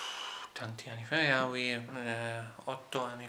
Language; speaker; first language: Italian; non-native, learner; German